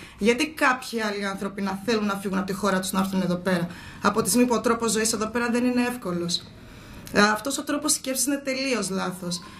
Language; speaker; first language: Greek; early bilingual, other home language; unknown